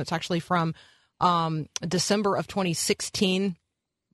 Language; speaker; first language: English; native; English